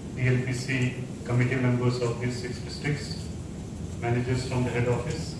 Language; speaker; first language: English; non-native, local second language; Telugu